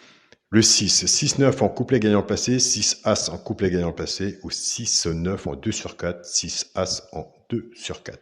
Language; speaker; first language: French; native; French